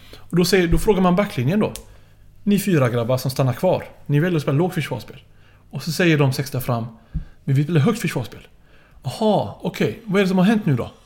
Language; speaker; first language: Swedish; early bilingual, other home language; Arabic